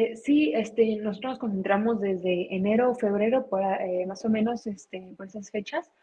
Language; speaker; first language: Spanish; native; Spanish